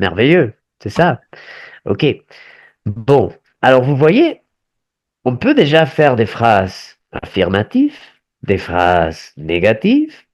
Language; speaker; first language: French; non-native, fluent; Spanish